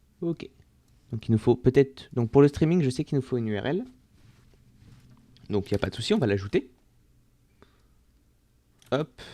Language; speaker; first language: French; native; French